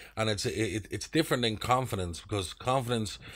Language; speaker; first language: English; native; English